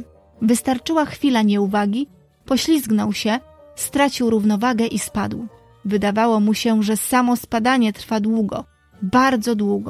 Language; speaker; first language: Polish; native; Polish